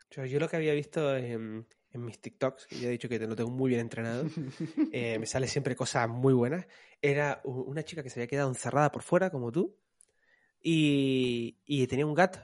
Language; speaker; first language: Spanish; native; Spanish